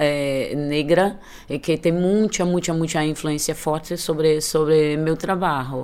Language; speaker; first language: Spanish; non-native, learner; Portuguese